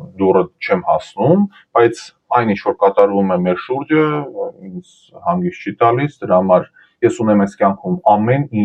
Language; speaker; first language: Armenian; early bilingual, heritage; Armenian